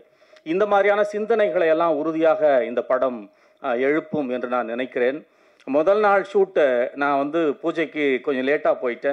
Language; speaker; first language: Tamil; native; Tamil